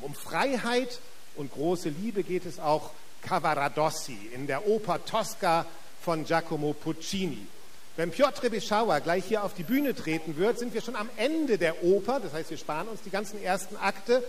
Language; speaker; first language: German; native; German